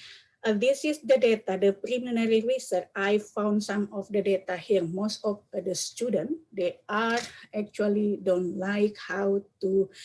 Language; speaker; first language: English; non-native, learner; Indonesian